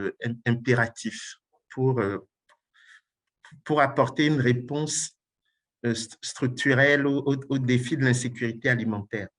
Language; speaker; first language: French; non-native, local second language; Ewe